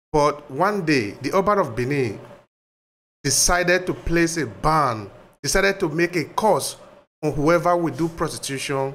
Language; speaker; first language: English; non-native, local second language; Bini